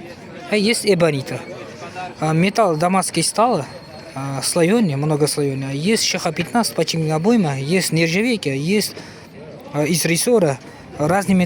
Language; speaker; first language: Russian; non-native, learner; Uzbek